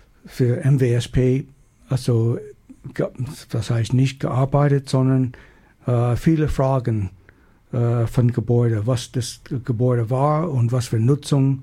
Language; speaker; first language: German; non-native, learner; English